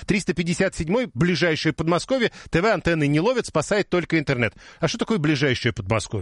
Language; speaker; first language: Russian; native; Russian